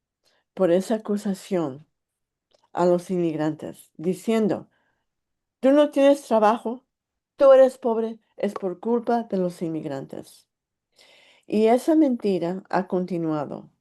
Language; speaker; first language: Spanish; early bilingual, heritage; English